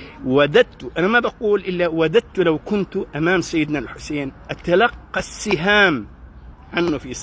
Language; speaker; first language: Arabic; native; Arabic